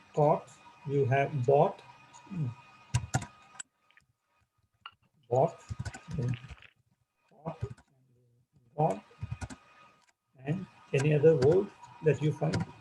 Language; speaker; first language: English; non-native, local second language; Marathi